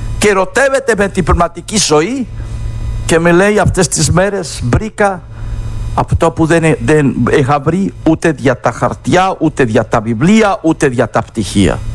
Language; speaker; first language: Greek; non-native, fluent; Spanish